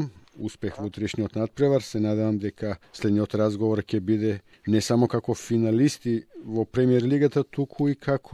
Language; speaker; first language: Macedonian; native; Macedonian